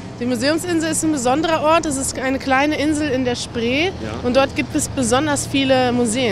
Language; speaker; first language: German; native; German